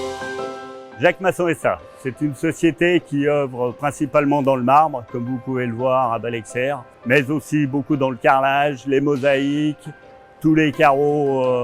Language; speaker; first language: French; native; French